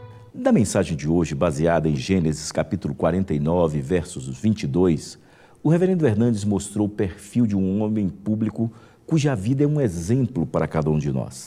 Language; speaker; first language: Portuguese; native; Portuguese